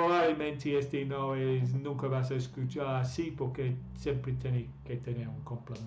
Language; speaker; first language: Spanish; non-native, fluent; English